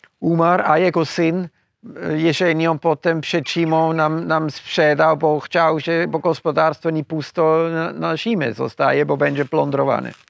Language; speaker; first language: Polish; non-native, fluent; German